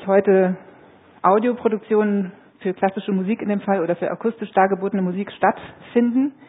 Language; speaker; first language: German; native; German